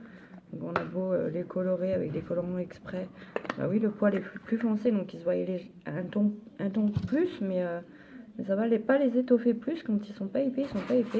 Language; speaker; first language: French; native; French